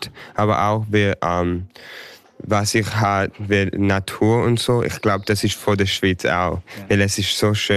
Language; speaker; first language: German; early bilingual, heritage; English